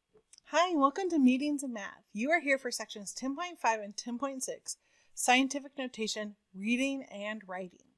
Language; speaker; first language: English; native; English